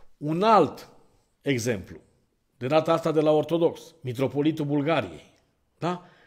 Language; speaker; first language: Romanian; native; Romanian